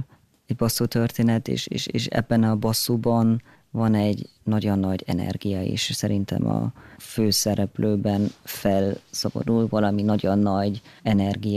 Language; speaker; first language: Hungarian; non-native, fluent; German